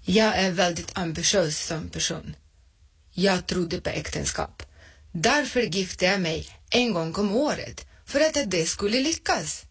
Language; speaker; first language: Swedish; non-native, fluent; Russian